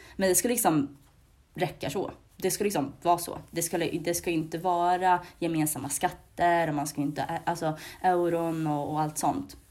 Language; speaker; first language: Swedish; early bilingual, other home language; Hungarian